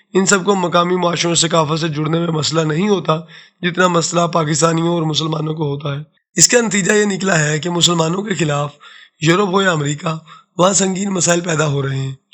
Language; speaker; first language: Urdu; non-native, local second language; Saraiki